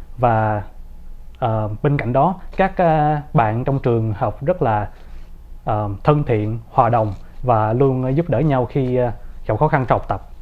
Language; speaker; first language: Vietnamese; native; Vietnamese